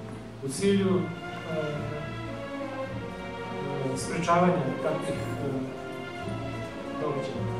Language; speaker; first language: Bosnian; native; Bosnian